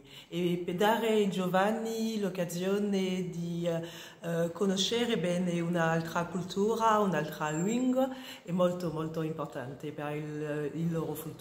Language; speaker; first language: Italian; non-native, fluent; French